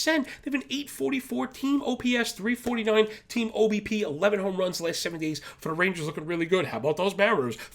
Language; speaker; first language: English; native; English